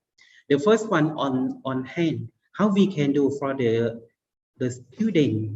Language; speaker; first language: English; non-native, learner; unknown